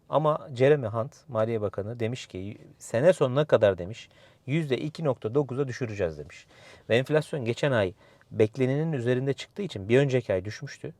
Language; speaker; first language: Turkish; native; Turkish